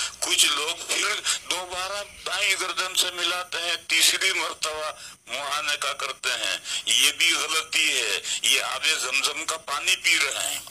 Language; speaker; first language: Urdu; non-native, local second language; Gujarati